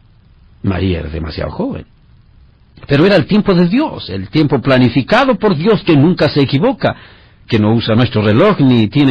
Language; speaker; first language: Spanish; native; Spanish